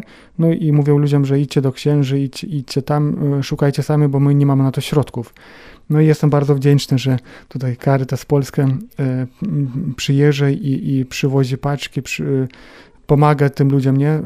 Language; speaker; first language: Polish; non-native, fluent; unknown